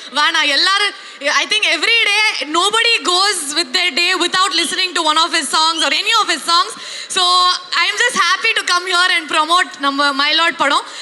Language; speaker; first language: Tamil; non-native, local second language; Kannada